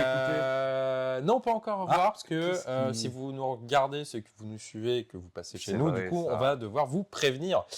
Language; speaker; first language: French; native; French